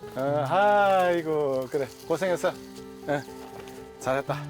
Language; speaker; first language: Korean; native; Korean